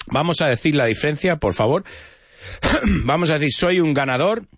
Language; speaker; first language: Spanish; non-native, fluent; English